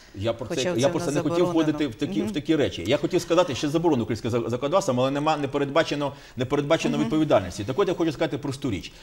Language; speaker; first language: Ukrainian; native; Ukrainian